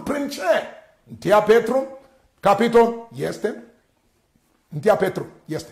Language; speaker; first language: Romanian; non-native, learner; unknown